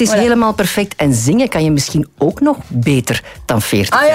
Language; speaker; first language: Dutch; native; Dutch